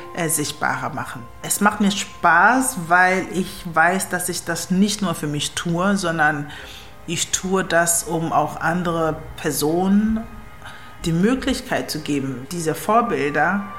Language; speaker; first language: German; early bilingual, other home language; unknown